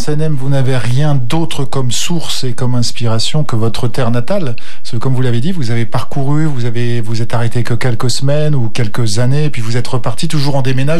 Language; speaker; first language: French; native; French